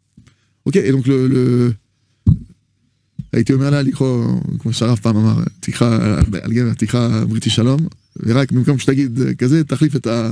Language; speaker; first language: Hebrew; non-native, fluent; French